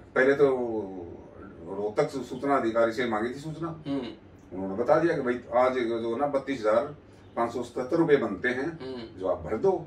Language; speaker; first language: Hindi; native; Hindi